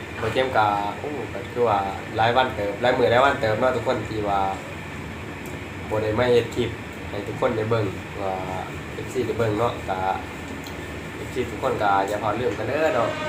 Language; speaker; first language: Thai; non-native, local second language; Northeastern Thai